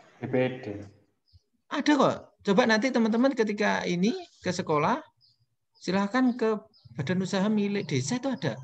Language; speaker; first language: Indonesian; non-native, local second language; Javanese